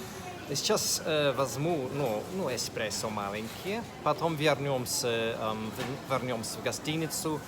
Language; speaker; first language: Russian; non-native, fluent; English